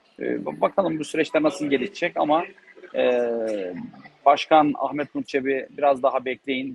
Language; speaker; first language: Turkish; native; Turkish